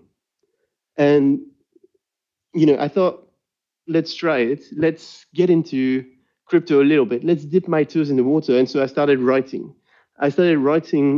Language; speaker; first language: English; non-native, fluent; French